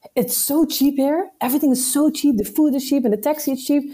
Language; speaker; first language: English; non-native, fluent; Dutch